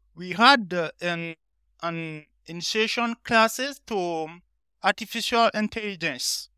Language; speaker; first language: English; non-native, learner; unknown